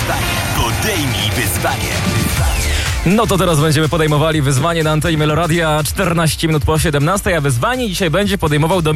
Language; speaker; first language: Polish; native; Polish